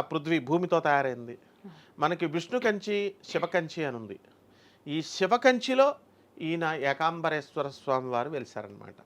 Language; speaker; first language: Telugu; native; Telugu